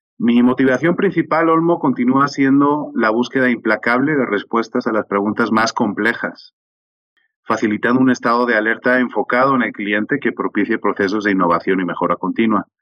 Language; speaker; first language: Spanish; native; Spanish